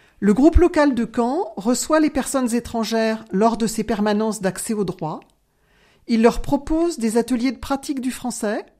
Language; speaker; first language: French; native; French